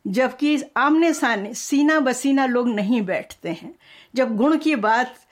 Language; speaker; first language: Hindi; non-native, local second language; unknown